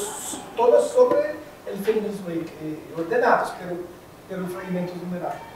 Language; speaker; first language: Spanish; non-native, fluent; Portuguese